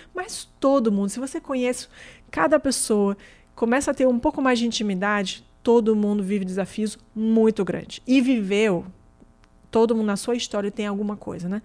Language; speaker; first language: Portuguese; non-native, fluent; French